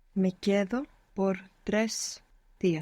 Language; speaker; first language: Spanish; non-native, learner; English